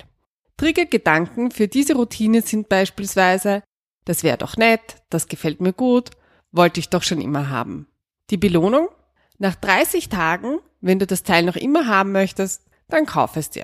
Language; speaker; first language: German; native; German